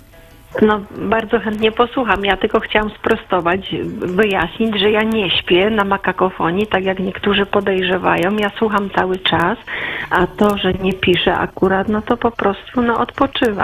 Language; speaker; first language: Polish; native; Polish